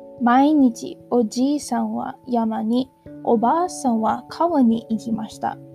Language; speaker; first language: Japanese; non-native, learner; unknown